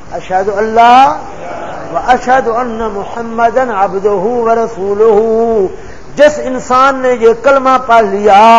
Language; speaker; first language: Urdu; non-native, local second language; Punjabi